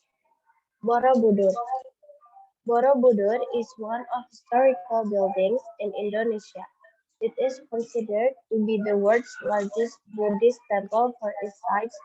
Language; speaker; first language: English; non-native, learner; Indonesian